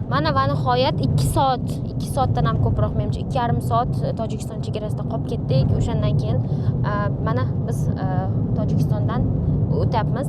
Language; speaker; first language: Uzbek; native; Uzbek